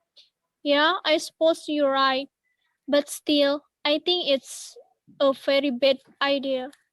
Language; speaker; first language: English; non-native, learner; Indonesian